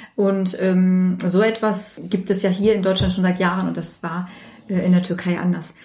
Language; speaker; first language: German; native; German